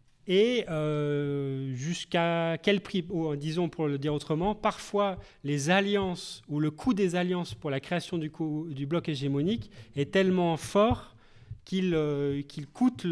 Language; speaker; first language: French; native; French